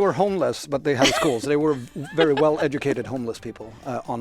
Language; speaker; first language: English; non-native, fluent; Swedish